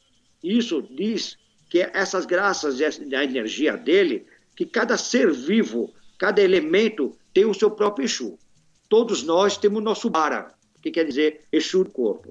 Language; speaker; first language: Portuguese; native; Portuguese